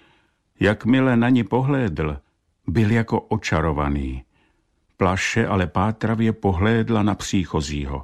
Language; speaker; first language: Czech; native; Czech